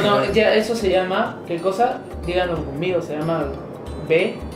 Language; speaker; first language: Spanish; native; Spanish